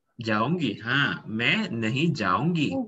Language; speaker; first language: Hindi; non-native, fluent; Indonesian